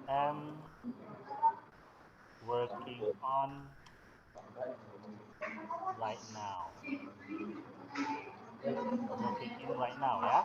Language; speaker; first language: English; non-native, fluent; Indonesian